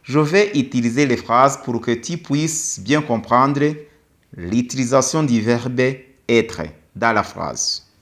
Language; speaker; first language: French; non-native, local second language; Kinyarwanda